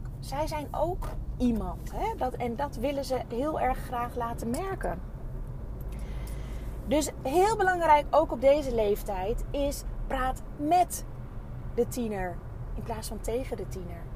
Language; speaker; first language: Dutch; native; Dutch